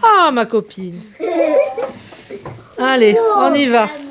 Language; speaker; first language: French; native; French